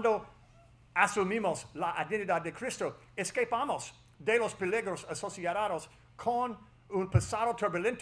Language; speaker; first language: Spanish; non-native, fluent; English